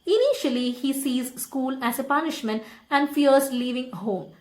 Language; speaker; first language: English; non-native, local second language; Malayalam